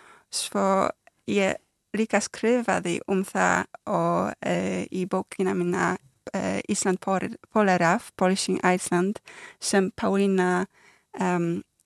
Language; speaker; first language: Icelandic; non-native, learner; Polish